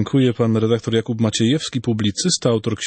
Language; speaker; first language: Polish; native; Polish